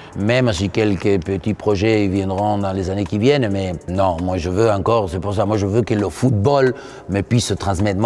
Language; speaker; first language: French; non-native, fluent; Spanish